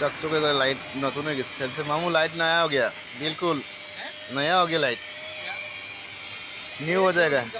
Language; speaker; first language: Hindi; non-native, learner; Bangla